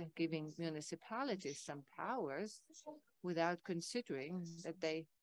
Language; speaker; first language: English; non-native, fluent; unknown